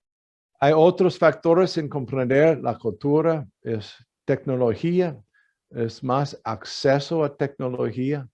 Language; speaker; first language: Spanish; non-native, fluent; English